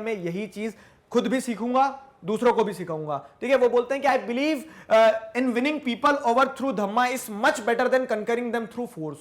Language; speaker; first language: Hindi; native; Hindi